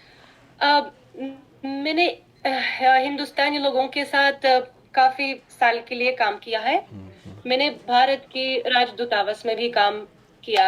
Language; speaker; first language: Hindi; non-native, fluent; Russian